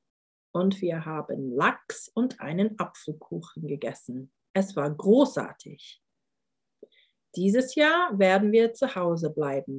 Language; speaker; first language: German; non-native, fluent; English